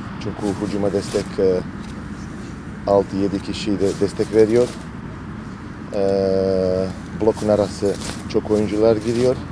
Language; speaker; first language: Turkish; non-native, learner; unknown